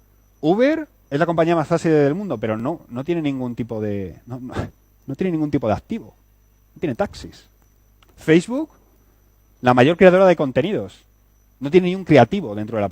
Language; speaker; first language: Spanish; native; Spanish